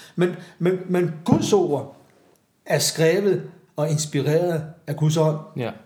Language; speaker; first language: Danish; native; Danish